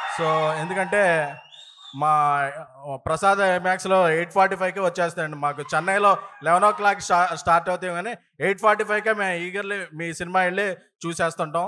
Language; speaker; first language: Telugu; native; Telugu